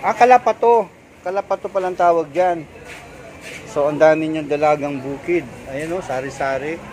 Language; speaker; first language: Filipino; native; Filipino